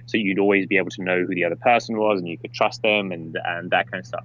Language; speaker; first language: English; native; English